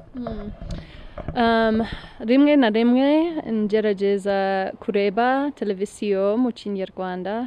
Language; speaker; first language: Kinyarwanda; non-native, learner; English